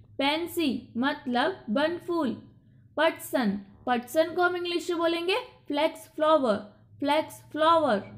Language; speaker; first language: Hindi; native; Hindi